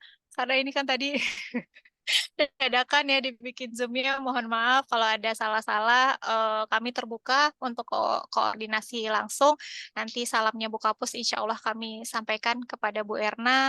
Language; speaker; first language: Indonesian; native; Indonesian